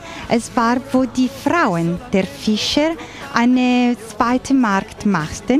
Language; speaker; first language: German; non-native, fluent; Italian